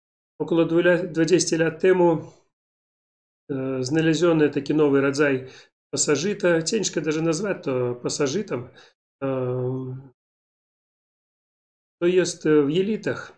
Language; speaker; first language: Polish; non-native, learner; Belarusian